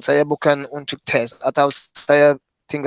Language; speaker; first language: Indonesian; non-native, fluent; English